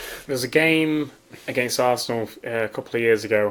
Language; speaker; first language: English; native; English